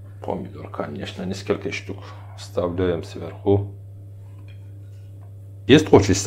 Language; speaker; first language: Russian; non-native, learner; Turkish